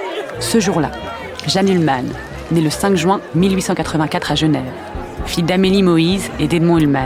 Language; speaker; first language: French; native; French